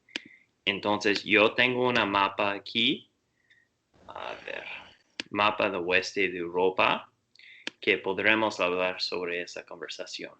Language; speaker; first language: Spanish; non-native, learner; English